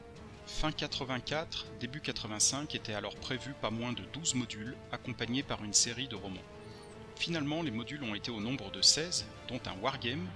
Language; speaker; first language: French; native; French